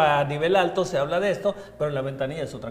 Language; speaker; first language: Spanish; native; Spanish